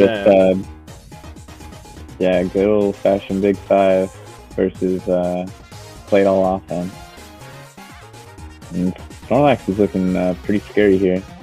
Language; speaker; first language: English; native; English